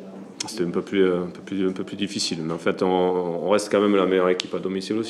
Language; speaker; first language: French; native; French